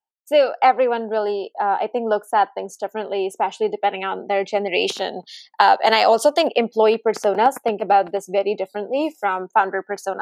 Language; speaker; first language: English; non-native, local second language; Hindi